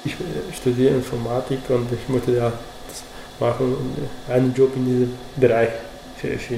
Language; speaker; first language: German; non-native, fluent; Arabic